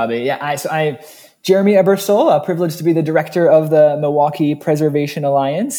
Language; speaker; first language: English; native; English